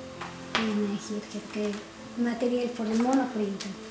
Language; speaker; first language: Dutch; non-native, fluent; Spanish